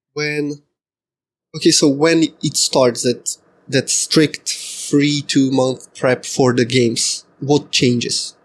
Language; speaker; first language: English; non-native, fluent; Slovak